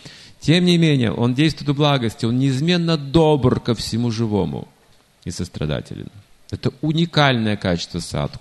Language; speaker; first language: Russian; native; Russian